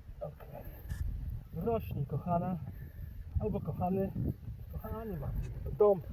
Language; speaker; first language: Polish; native; Polish